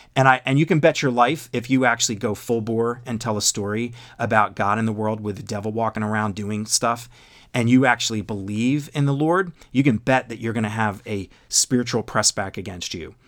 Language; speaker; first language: English; native; English